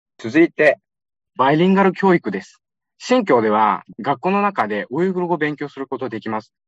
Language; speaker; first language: Japanese; non-native, fluent; Uyghur